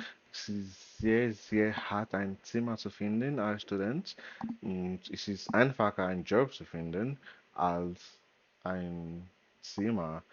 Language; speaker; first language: German; non-native, learner; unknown